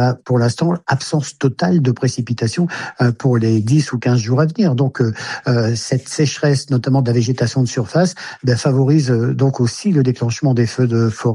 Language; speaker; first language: French; native; French